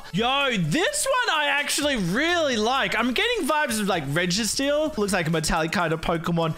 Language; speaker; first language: English; native; English